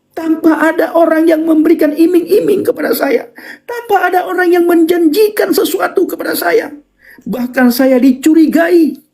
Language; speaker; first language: Indonesian; non-native, local second language; Achinese